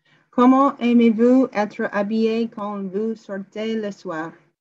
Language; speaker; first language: French; non-native, learner; English